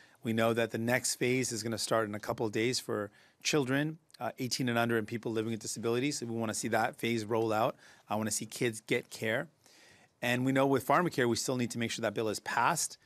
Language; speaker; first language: English; native; English